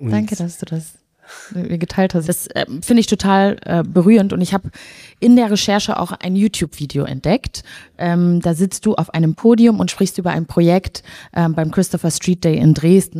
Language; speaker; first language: German; native; German